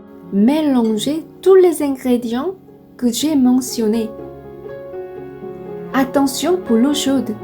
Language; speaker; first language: French; non-native, fluent; Korean